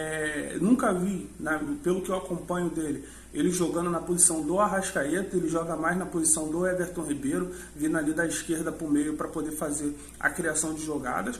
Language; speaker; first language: Portuguese; native; Portuguese